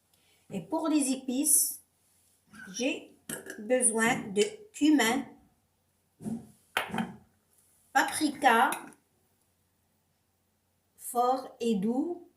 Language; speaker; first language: French; non-native, local second language; Arabic